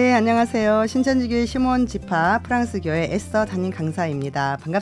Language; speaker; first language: Korean; native; Korean